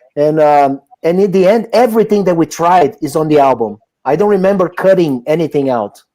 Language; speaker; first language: English; non-native, fluent; Portuguese